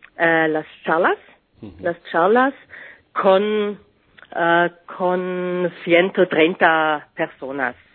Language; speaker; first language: Spanish; non-native, learner; German